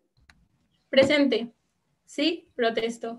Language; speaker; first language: Spanish; native; Spanish